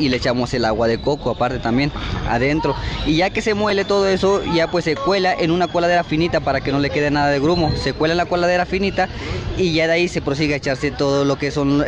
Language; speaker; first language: Spanish; native; Spanish